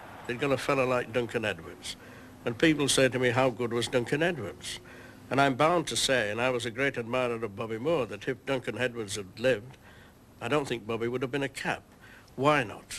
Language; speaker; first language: English; native; English